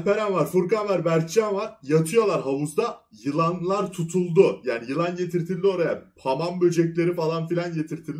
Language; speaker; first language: Turkish; native; Turkish